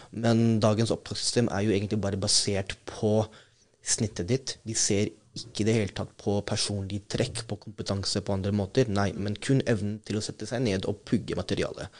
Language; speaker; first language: Norwegian; non-native, fluent; Urdu